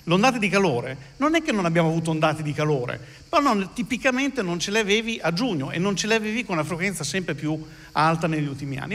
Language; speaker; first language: Italian; native; Italian